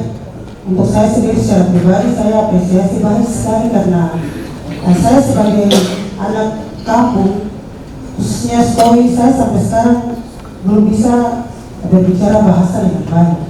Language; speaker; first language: Indonesian; non-native, local second language; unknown